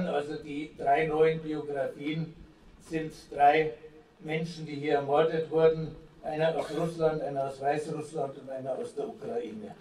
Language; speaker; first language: German; native; German